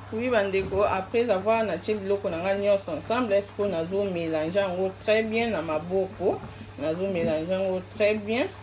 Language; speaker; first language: French; non-native, local second language; Lingala